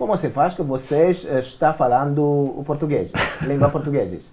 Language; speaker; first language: Portuguese; non-native, learner; Romanian